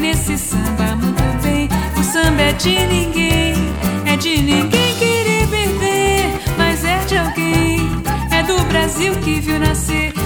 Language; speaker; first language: English; early bilingual, other home language; Portuguese